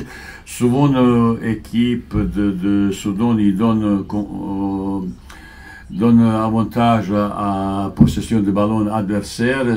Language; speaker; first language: French; non-native, fluent; Bosnian